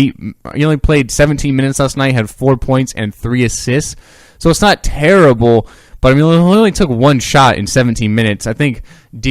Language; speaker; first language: English; native; English